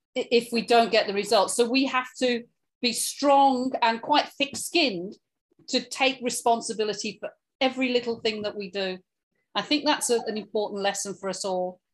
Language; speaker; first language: English; native; English